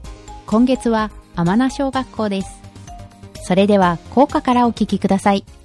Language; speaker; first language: Japanese; native; Japanese